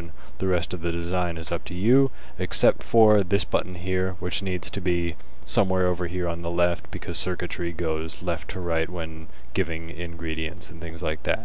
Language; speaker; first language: English; native; English